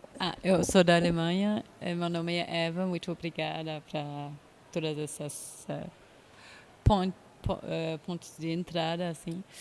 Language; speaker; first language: Portuguese; non-native, fluent; German